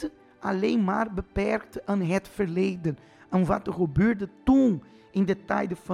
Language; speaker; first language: Dutch; non-native, fluent; Portuguese